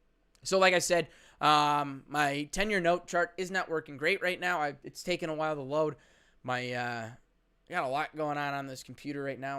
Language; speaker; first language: English; native; English